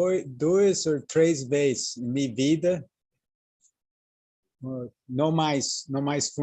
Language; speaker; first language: Portuguese; non-native, learner; English